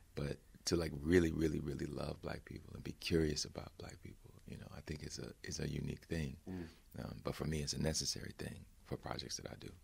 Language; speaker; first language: English; native; English